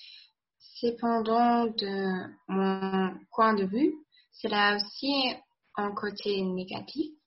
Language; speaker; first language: French; non-native, fluent; German